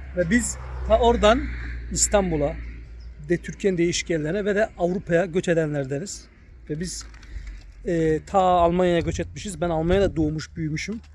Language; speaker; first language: Turkish; early bilingual, heritage; Turkish